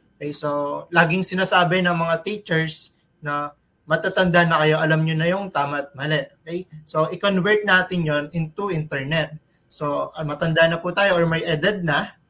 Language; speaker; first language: Filipino; native; Filipino